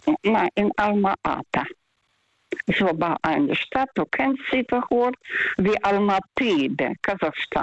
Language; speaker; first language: German; non-native, fluent; Russian